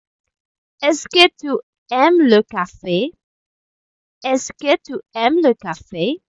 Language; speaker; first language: French; non-native, learner; Filipino